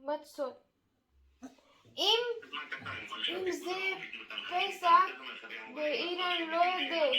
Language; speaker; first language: Hebrew; non-native, learner; Gujarati